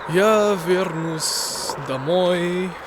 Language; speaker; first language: Russian; non-native, learner; French